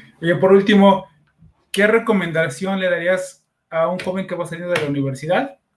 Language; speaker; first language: Spanish; native; Spanish